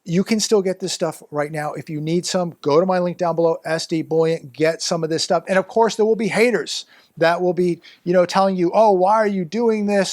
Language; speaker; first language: English; native; English